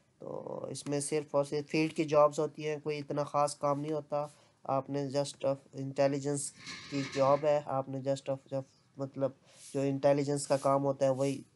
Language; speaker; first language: Urdu; non-native, local second language; Punjabi